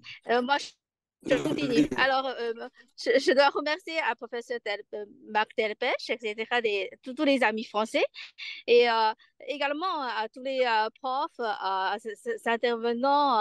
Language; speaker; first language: French; non-native, fluent; Chinese